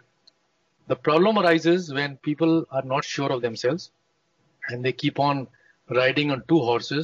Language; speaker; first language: English; non-native, local second language; Hindi